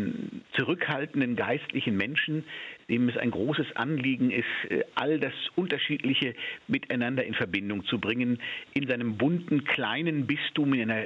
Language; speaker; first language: German; native; German